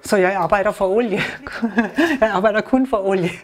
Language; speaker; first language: Danish; non-native, learner; German